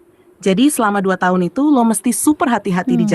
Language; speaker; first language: Indonesian; native; Indonesian